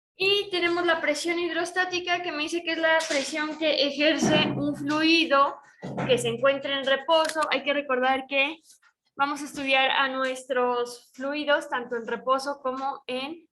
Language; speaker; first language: Spanish; native; Spanish